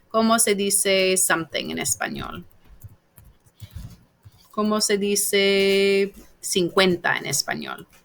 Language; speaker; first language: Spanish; non-native, fluent; English